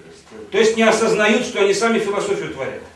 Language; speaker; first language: Russian; native; Russian